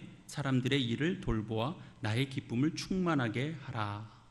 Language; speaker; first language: Korean; native; Korean